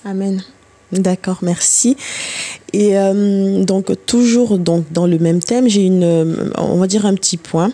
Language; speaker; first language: French; native; French